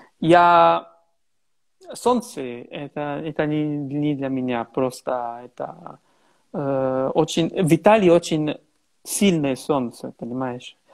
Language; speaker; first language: Russian; non-native, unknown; Italian